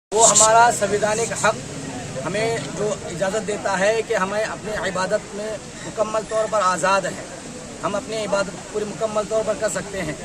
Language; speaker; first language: Urdu; native; Urdu